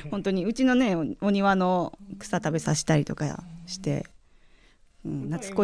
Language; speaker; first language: Japanese; native; Japanese